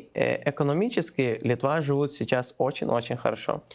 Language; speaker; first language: Russian; non-native, learner; Lithuanian